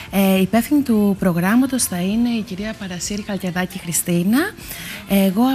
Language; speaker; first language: Greek; native; Greek